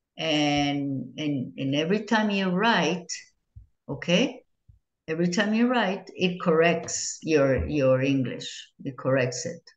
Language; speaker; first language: English; non-native, fluent; Spanish